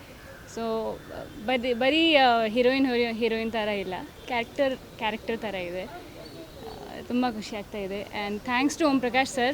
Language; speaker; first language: Kannada; non-native, fluent; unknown